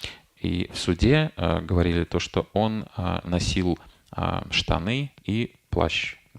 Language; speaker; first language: Russian; native; Russian